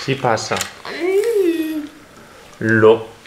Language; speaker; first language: Spanish; native; Spanish